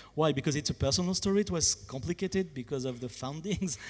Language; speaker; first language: English; non-native, fluent; French